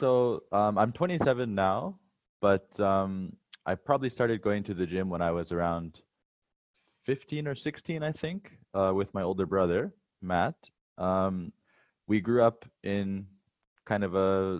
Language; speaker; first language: English; native; English